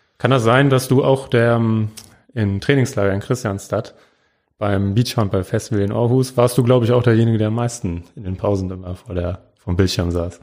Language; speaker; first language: German; native; German